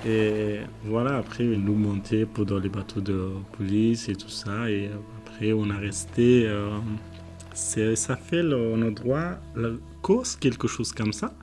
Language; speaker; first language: French; non-native, learner; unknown